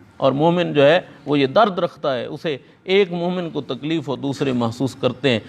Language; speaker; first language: Urdu; non-native, local second language; Punjabi